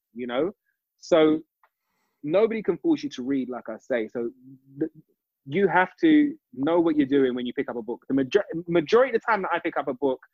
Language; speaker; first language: English; native; English